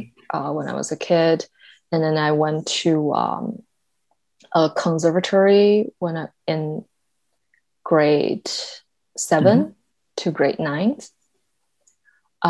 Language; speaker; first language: English; non-native, fluent; Chinese